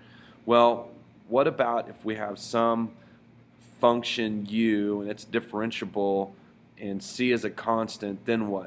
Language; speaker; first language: English; native; English